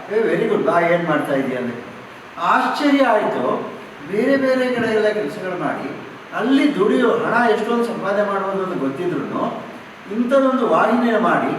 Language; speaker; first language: Kannada; native; Kannada